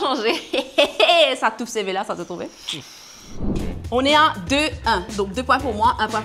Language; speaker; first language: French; non-native, local second language; Morisyen